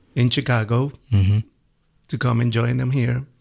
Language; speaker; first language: English; non-native, fluent; Spanish